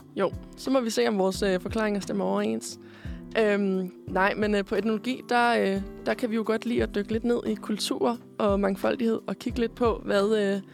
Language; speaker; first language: Danish; native; Danish